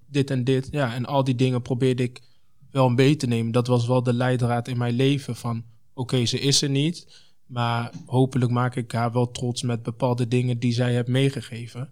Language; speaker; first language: Dutch; early bilingual, other home language; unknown